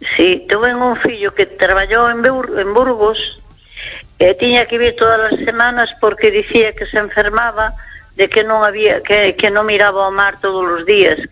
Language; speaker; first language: Galician; native; Galician